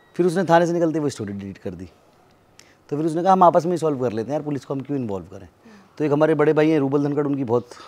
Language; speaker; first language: Hindi; native; Hindi